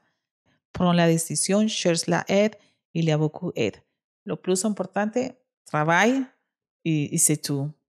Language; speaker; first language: French; non-native, learner; Spanish